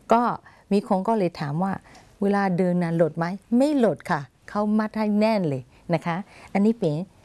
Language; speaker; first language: Thai; non-native, fluent; Burmese